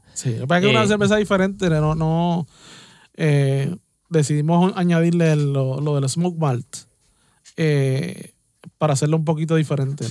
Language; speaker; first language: Spanish; native; Spanish